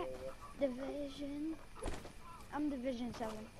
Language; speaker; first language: English; native; English